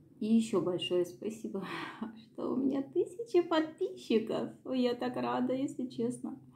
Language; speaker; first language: Russian; native; Russian